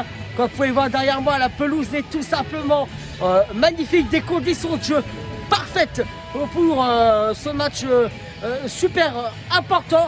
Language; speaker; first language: French; native; French